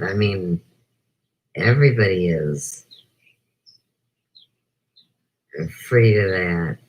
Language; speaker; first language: English; native; English